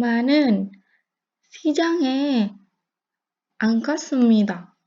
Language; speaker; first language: Korean; non-native, learner; Indonesian